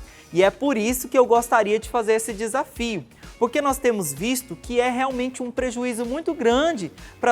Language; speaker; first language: Portuguese; native; Portuguese